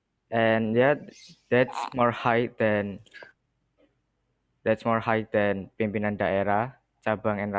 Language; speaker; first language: English; non-native, learner; Indonesian